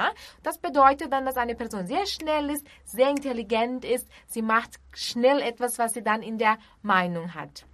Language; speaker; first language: German; non-native, fluent; Portuguese